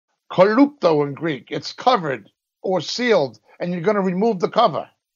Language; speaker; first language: English; native; English